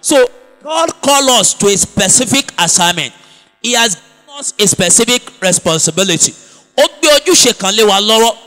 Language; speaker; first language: English; non-native, local second language; Yoruba